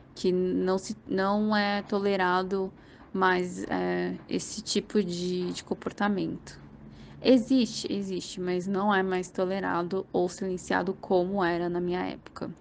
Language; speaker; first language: Portuguese; native; Portuguese